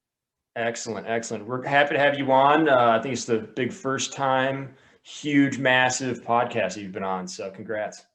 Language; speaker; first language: English; native; English